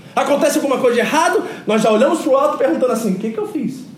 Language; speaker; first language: Portuguese; early bilingual, other home language; English